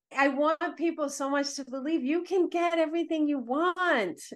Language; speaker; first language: English; early bilingual, other home language; Spanish